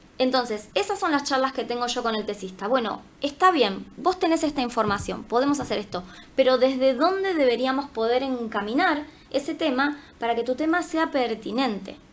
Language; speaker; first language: Spanish; native; Spanish